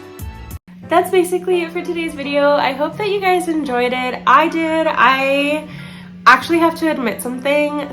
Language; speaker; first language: English; native; English